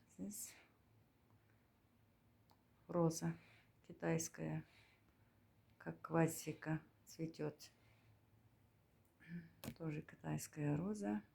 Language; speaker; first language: Russian; non-native, learner; Turkmen